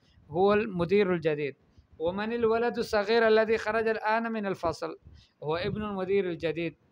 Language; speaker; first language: Arabic; non-native, fluent; Urdu